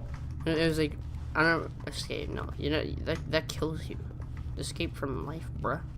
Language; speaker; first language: English; native; English